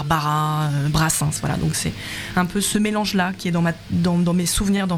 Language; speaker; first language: French; native; French